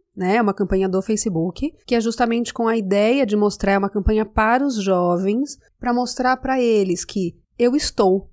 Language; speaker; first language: Portuguese; native; Portuguese